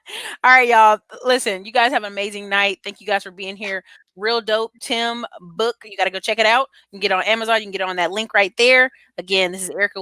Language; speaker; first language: English; native; English